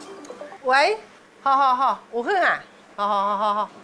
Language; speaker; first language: Chinese; non-native, local second language; Min Nan Chinese